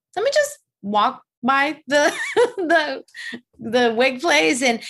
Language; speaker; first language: English; non-native, fluent; Spanish